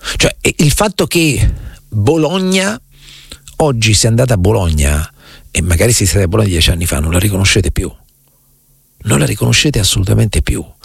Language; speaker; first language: Italian; native; Italian